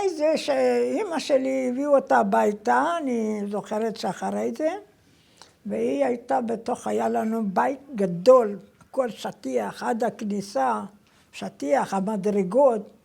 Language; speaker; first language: Hebrew; non-native, fluent; Persian